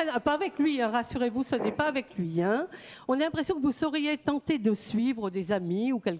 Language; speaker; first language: French; native; French